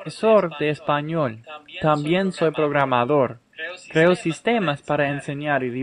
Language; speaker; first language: Spanish; non-native, fluent; English